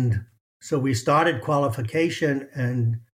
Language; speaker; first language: English; native; English